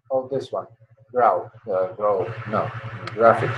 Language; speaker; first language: English; non-native, learner; Polish